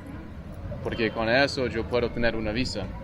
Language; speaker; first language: Spanish; non-native, learner; English